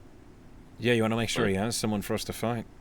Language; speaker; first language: English; native; English